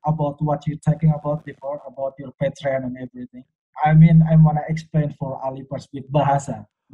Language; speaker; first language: English; non-native, learner; Indonesian